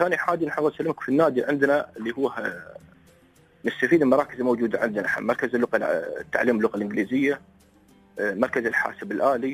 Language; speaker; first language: Arabic; native; Arabic